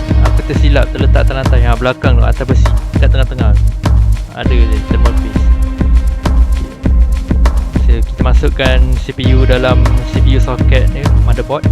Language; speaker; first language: Malay; native; Malay